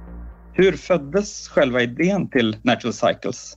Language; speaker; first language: Swedish; native; Swedish